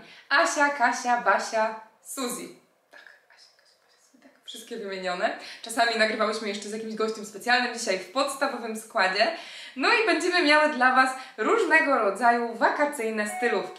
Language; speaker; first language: Polish; native; Polish